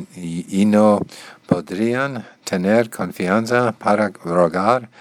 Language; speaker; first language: Spanish; non-native, learner; English